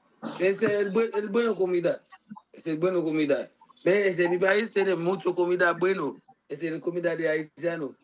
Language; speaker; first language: Spanish; non-native, learner; Haitian Creole